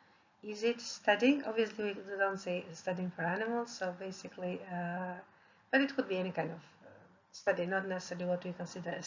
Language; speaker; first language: English; non-native, fluent; Albanian